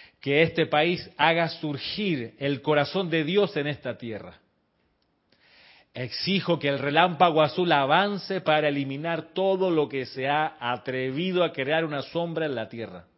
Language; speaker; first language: Spanish; native; Spanish